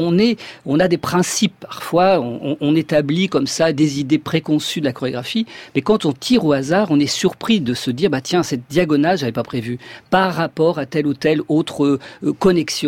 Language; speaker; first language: French; native; French